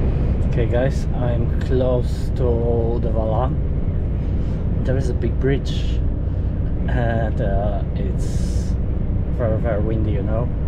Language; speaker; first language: English; non-native, fluent; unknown